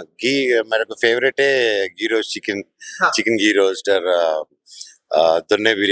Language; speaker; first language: Hindi; non-native, local second language; Telugu